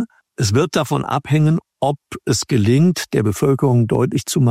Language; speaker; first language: German; native; German